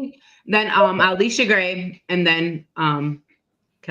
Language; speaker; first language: English; native; English